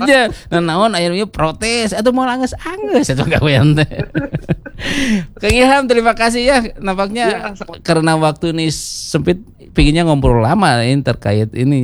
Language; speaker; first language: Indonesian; non-native, local second language; Sundanese